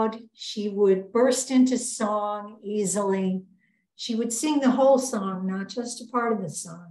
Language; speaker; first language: English; native; English